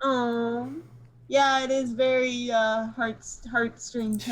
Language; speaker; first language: English; native; English